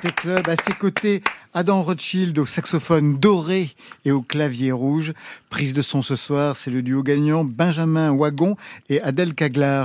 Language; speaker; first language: French; native; French